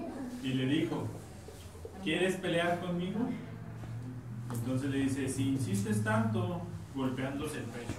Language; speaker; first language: Spanish; native; Spanish